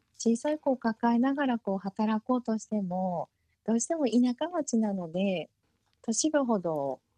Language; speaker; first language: Japanese; early bilingual, heritage; Japanese